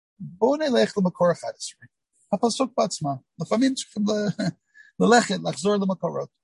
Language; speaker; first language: Hebrew; non-native, fluent; English